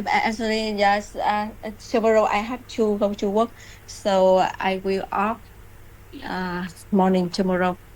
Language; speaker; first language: English; non-native, learner; Vietnamese